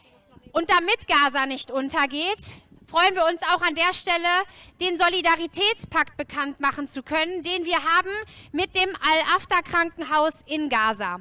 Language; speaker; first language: German; native; German